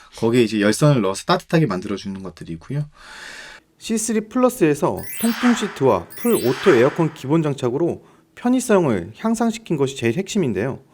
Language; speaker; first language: Korean; native; Korean